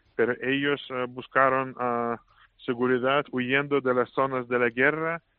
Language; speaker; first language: Spanish; non-native, fluent; Russian